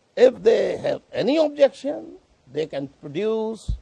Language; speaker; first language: English; non-native, local second language; Urdu